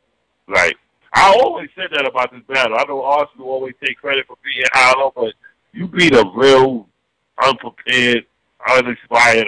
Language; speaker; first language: English; native; English